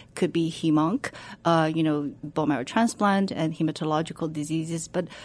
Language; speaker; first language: English; non-native, fluent; Chinese